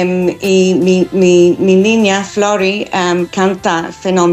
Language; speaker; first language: Spanish; non-native, fluent; English